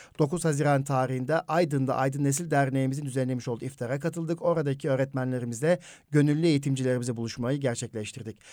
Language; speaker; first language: Turkish; native; Turkish